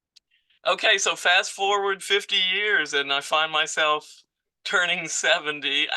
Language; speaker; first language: English; native; English